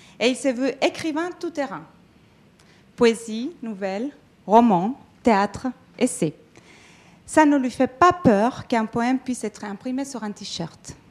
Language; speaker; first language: French; non-native, fluent; Spanish